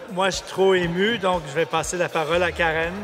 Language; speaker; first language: French; native; French